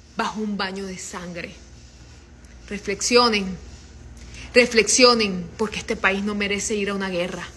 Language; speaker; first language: Spanish; native; Spanish